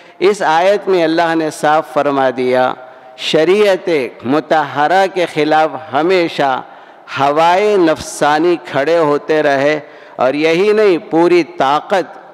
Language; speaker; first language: Urdu; native; Urdu